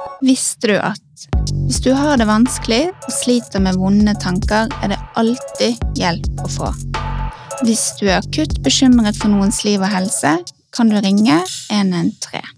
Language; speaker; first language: Norwegian; native; Norwegian